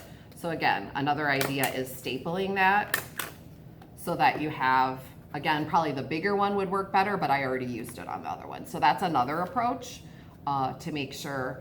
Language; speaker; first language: English; native; English